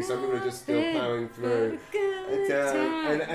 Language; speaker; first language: English; native; English